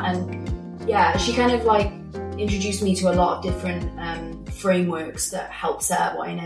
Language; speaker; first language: English; native; English